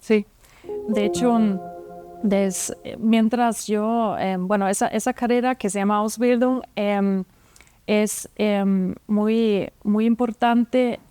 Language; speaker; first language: Spanish; non-native, fluent; German